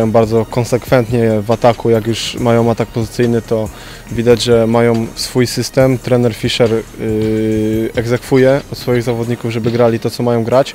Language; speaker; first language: Polish; native; Polish